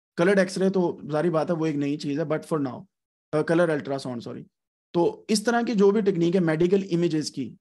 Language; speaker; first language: Urdu; non-native, local second language; Punjabi